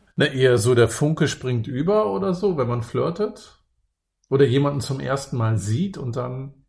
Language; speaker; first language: German; native; German